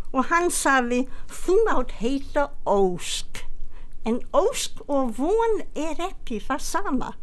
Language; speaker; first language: Icelandic; non-native, fluent; English